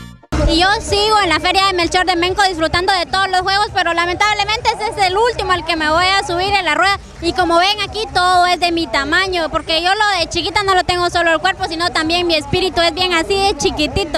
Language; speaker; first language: Spanish; native; Spanish